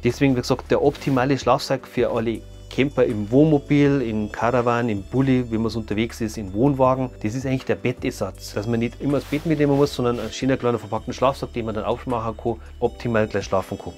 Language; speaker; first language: German; native; German